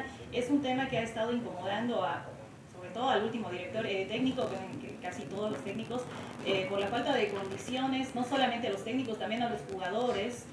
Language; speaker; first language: Spanish; native; Spanish